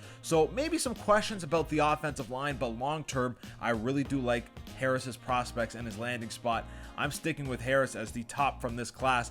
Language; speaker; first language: English; native; English